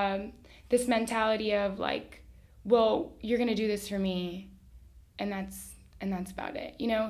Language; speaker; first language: English; early bilingual, other home language; Spanish